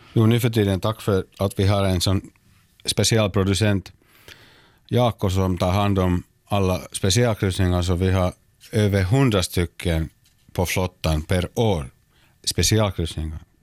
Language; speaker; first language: Swedish; non-native, local second language; Finnish